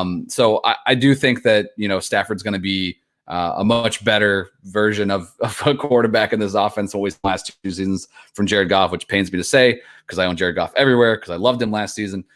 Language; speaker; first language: English; native; English